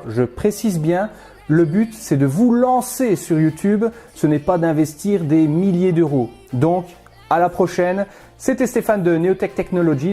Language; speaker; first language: French; native; French